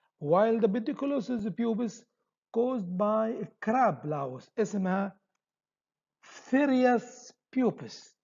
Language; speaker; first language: English; non-native, fluent; Arabic